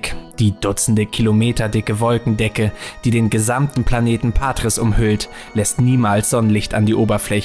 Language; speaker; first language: German; native; German